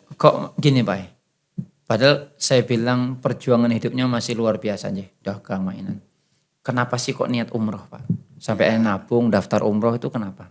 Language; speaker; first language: Indonesian; native; Indonesian